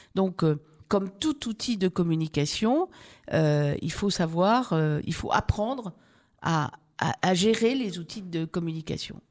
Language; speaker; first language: French; native; French